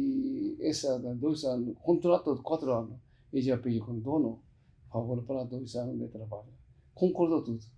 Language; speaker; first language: Portuguese; non-native, learner; Japanese